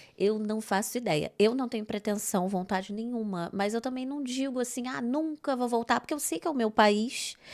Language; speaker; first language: Portuguese; native; Portuguese